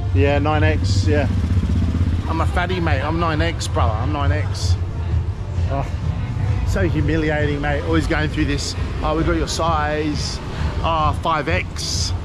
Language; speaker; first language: English; native; English